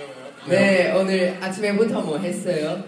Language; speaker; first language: Korean; non-native, fluent; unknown